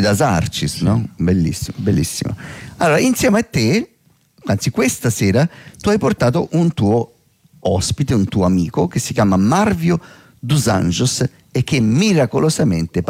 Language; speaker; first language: Italian; native; Italian